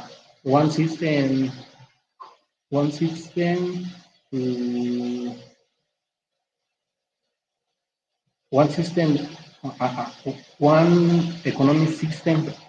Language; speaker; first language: English; non-native, learner; Spanish